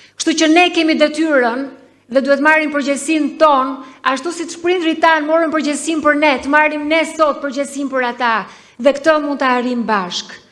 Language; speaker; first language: Albanian; native; Albanian